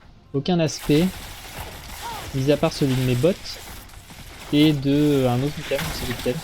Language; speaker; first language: French; native; French